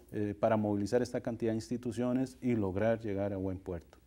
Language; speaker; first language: Spanish; native; Spanish